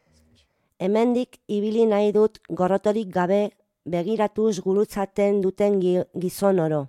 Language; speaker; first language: Basque; non-native, local second language; Spanish